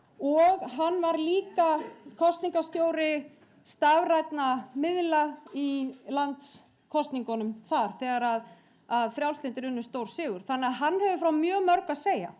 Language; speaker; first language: Icelandic; native; Icelandic